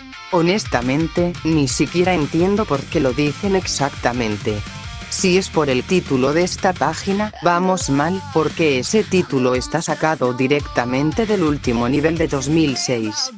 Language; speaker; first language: Spanish; native; Spanish